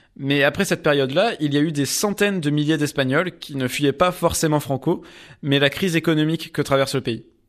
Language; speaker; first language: French; native; French